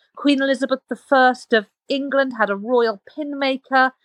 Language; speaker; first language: English; native; English